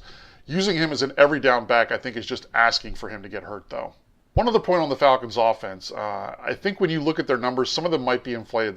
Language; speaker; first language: English; native; English